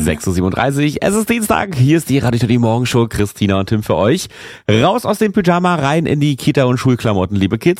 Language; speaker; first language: German; native; German